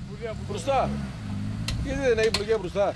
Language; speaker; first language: Greek; native; Greek